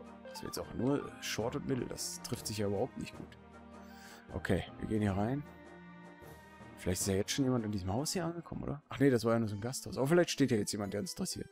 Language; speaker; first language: German; native; German